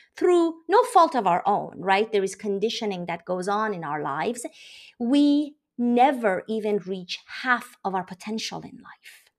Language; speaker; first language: English; non-native, fluent; Persian